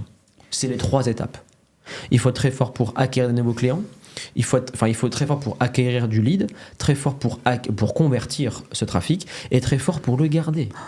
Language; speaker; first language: French; native; French